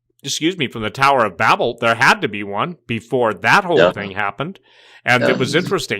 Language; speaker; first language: English; native; English